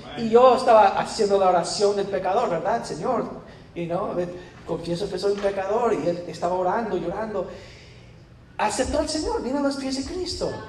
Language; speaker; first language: Spanish; non-native, fluent; English